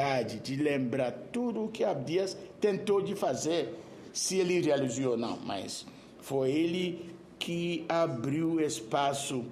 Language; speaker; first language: Portuguese; non-native, fluent; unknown